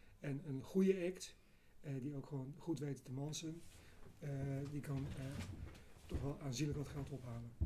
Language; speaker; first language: Dutch; native; Dutch